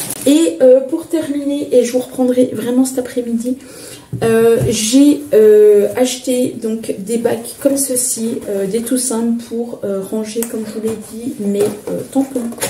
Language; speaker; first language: French; native; French